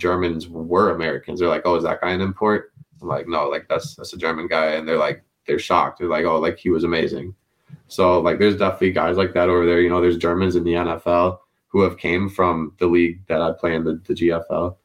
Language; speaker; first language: English; native; English